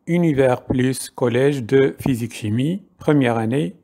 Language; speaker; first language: French; non-native, local second language; Arabic